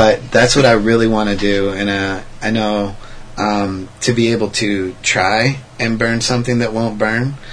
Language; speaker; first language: English; native; English